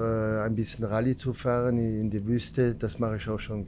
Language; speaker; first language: German; non-native, learner; French